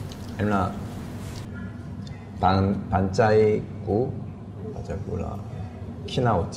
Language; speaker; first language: Vietnamese; non-native, learner; Korean